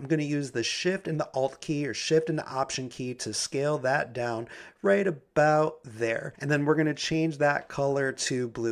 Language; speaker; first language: English; native; English